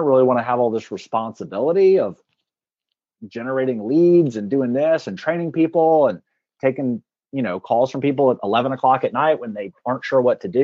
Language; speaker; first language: English; native; English